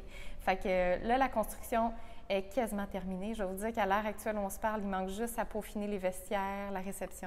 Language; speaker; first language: French; native; French